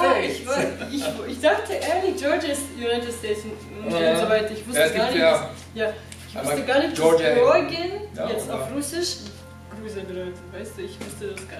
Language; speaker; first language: German; non-native, fluent; Romanian